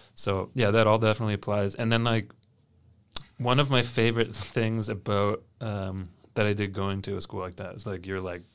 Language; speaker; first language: English; native; English